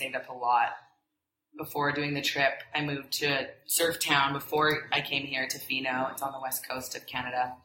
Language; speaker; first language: English; native; English